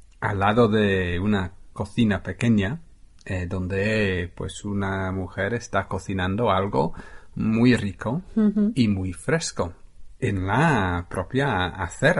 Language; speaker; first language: Spanish; non-native, fluent; English